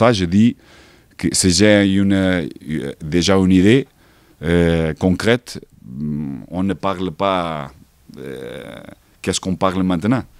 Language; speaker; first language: French; non-native, learner; Portuguese